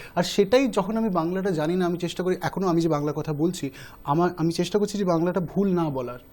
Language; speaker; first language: Bangla; early bilingual, heritage; Bangla